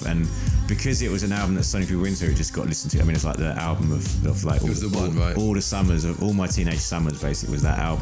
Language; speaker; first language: English; native; English